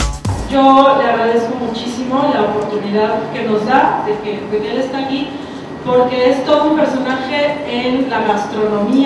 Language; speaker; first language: Spanish; native; Spanish